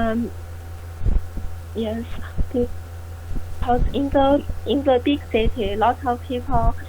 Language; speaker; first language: English; non-native, learner; Chinese